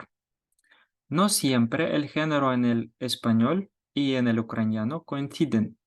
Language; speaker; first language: Spanish; non-native, fluent; Ukrainian